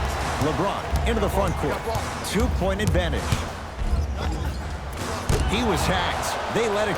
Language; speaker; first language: English; native; English